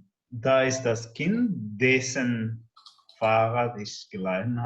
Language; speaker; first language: German; non-native, learner; English